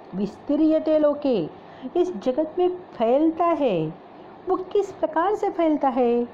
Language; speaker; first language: Hindi; non-native, local second language; Marathi